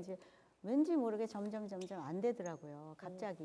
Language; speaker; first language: Korean; native; Korean